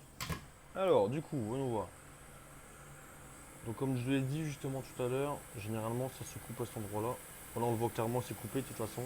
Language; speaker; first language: French; native; French